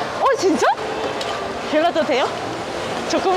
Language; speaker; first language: Korean; non-native, learner; Vietnamese